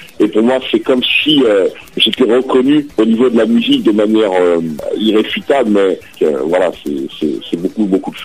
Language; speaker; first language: French; early bilingual, other home language; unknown